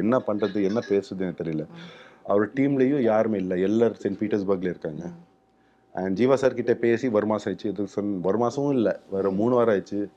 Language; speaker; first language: Tamil; non-native, local second language; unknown